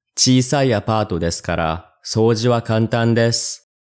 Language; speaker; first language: Japanese; non-native, learner; English